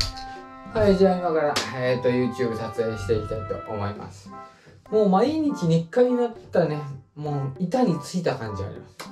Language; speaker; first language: Japanese; native; Japanese